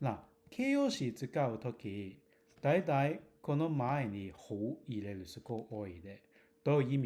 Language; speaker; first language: Japanese; non-native, fluent; Cantonese